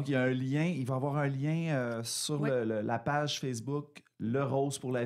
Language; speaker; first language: French; native; French